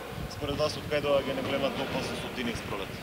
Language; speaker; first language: Macedonian; native; Macedonian